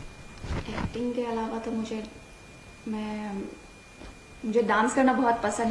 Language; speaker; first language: Hindi; non-native, local second language; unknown